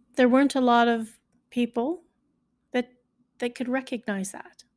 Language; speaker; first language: English; native; English